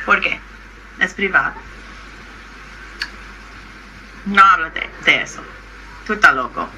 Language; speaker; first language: Spanish; non-native, learner; English